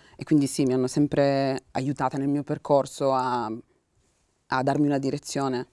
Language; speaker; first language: Italian; early bilingual, other home language; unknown